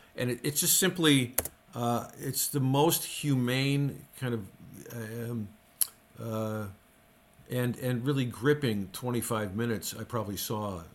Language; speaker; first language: English; native; English